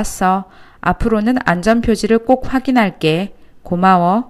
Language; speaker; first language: Korean; native; Korean